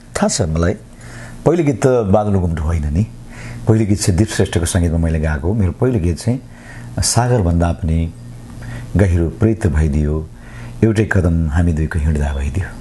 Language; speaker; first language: Nepali; native; Nepali